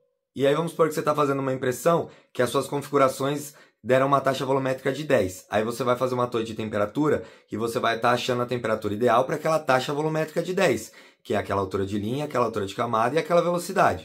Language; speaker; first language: Portuguese; native; Portuguese